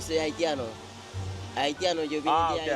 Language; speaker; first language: Spanish; non-native, learner; Haitian Creole